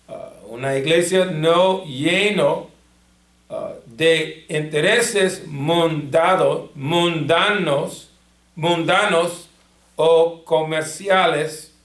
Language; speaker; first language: Spanish; non-native, fluent; English